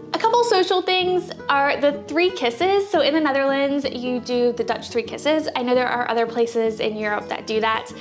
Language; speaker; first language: English; native; English